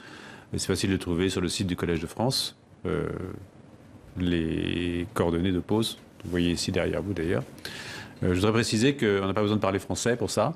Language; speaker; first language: French; native; French